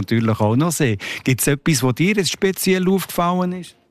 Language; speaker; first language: German; native; German